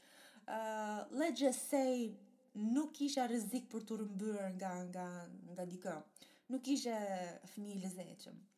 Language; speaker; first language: Albanian; early bilingual, heritage; Albanian